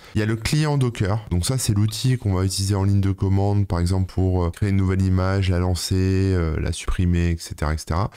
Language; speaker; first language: French; native; French